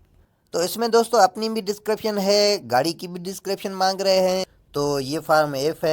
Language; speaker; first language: Urdu; native; Urdu